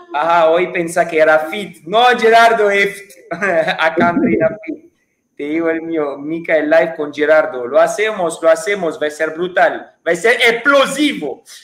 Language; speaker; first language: Spanish; non-native, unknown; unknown